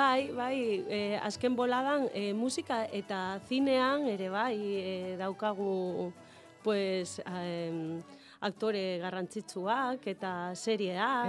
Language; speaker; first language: Basque; non-native, learner; Galician